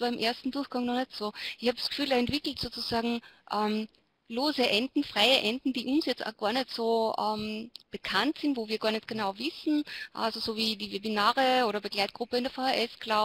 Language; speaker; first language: German; native; German